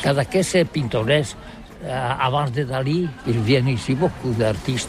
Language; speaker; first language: French; non-native, learner; Catalan